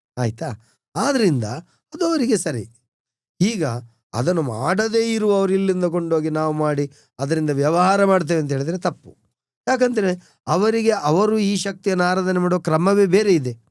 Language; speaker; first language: Kannada; non-native, local second language; Tulu